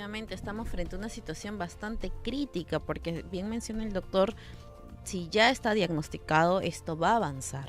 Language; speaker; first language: Spanish; native; Spanish